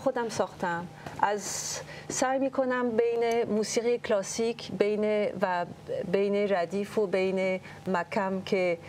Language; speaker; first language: Persian; early bilingual, heritage; French